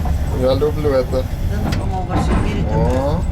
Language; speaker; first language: Russian; non-native, learner; English